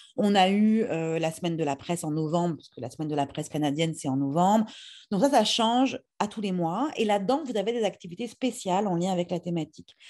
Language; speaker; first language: French; native; French